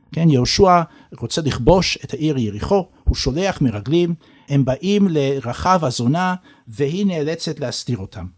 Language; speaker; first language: Hebrew; non-native, fluent; English